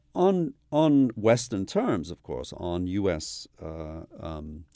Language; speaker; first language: English; native; English